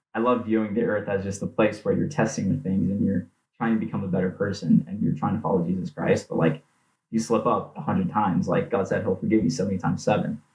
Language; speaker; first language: English; native; English